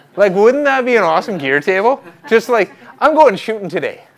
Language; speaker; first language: English; native; English